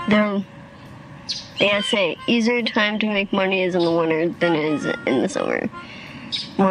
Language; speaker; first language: English; native; English